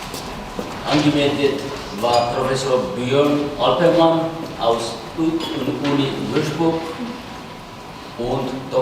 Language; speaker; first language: German; non-native, fluent; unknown